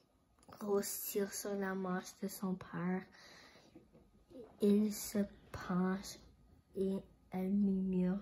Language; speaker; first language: French; non-native, learner; English